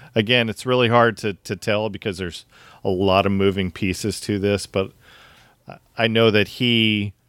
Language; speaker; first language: English; native; English